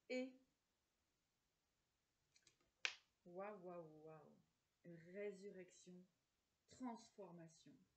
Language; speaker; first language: French; native; French